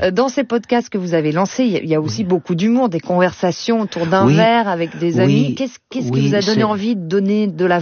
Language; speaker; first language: French; native; French